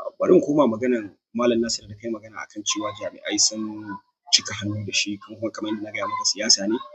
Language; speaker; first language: Hausa; native; Hausa